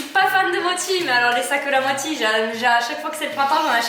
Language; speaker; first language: French; native; French